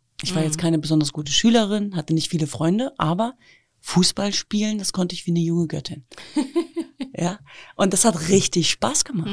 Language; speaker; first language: German; native; German